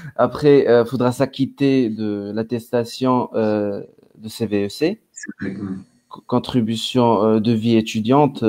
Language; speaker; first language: French; non-native, local second language; Arabic